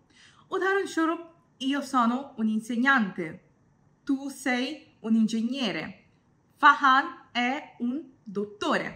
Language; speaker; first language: Italian; non-native, fluent; Bangla